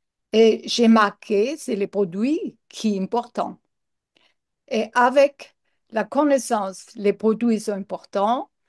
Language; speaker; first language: French; non-native, learner; English